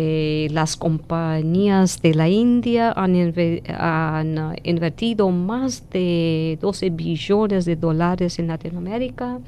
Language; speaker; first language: Spanish; non-native, fluent; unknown